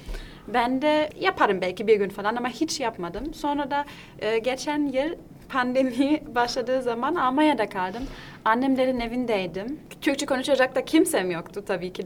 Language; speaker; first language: Turkish; non-native, fluent; German